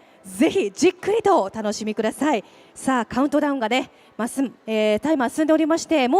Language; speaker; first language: Japanese; native; Japanese